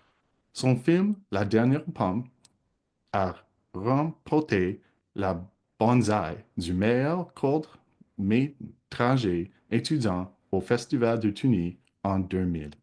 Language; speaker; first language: French; non-native, local second language; English